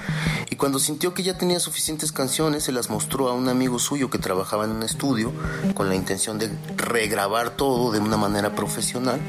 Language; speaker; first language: Spanish; native; Spanish